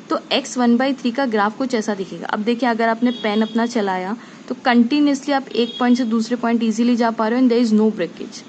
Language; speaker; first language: Hindi; native; Hindi